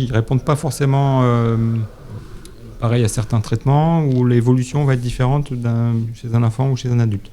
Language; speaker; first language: French; native; French